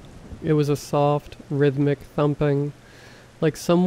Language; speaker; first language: English; native; English